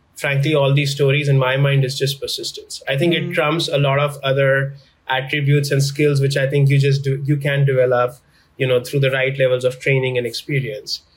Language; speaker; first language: English; non-native, local second language; Hindi